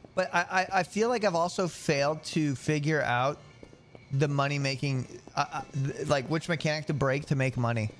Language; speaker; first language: English; native; English